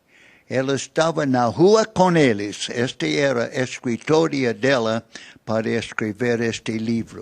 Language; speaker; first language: Portuguese; non-native, fluent; English